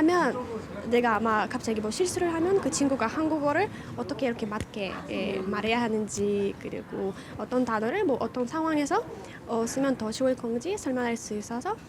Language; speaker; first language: Korean; non-native, fluent; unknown